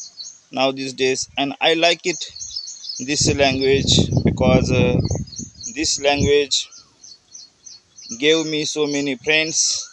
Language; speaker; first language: English; non-native, learner; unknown